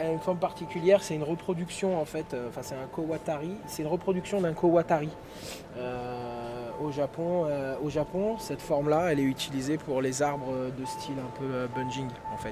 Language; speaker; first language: French; native; French